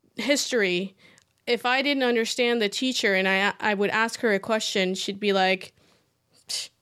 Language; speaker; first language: English; early bilingual, other home language; Persian